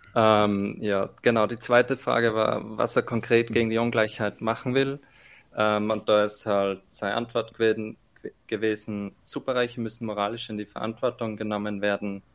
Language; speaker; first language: German; native; German